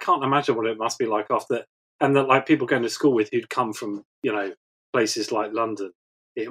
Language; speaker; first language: English; native; English